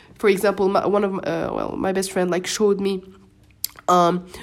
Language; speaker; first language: English; non-native, fluent; Arabic